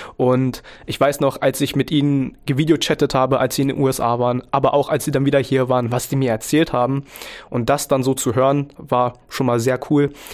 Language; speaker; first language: German; early bilingual, other home language; Vietnamese